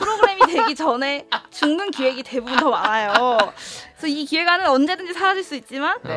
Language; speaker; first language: Korean; native; Korean